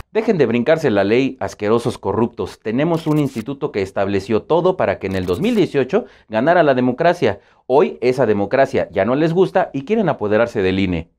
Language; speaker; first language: Spanish; native; Spanish